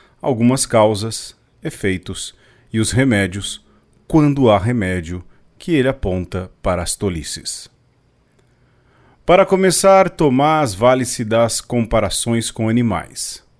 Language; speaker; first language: Portuguese; native; Portuguese